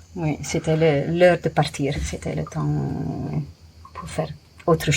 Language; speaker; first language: French; non-native, fluent; Dutch